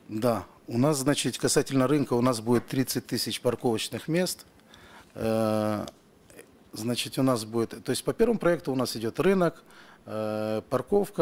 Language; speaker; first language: Russian; native; Russian